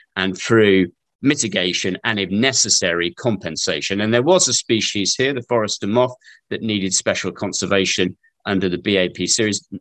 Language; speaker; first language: English; native; English